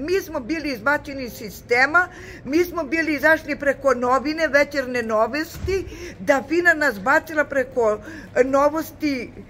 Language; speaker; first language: Serbian; non-native, local second language; Albanian